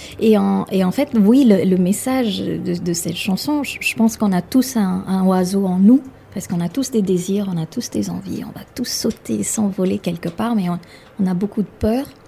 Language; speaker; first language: French; non-native, fluent; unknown